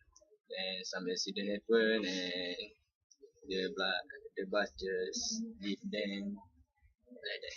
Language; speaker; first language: English; non-native, local second language; Malay